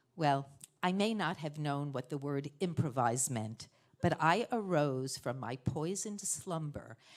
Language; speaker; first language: English; native; English